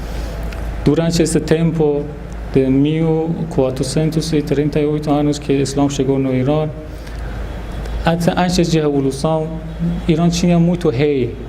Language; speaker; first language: Portuguese; non-native, fluent; Persian